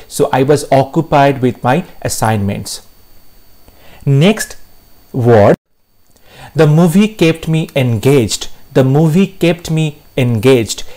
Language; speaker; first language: English; non-native, local second language; Bangla